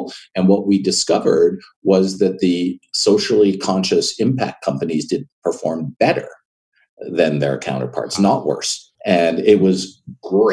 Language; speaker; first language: English; native; English